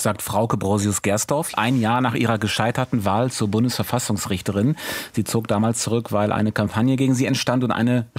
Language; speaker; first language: German; native; German